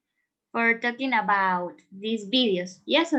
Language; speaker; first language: English; non-native, learner; Spanish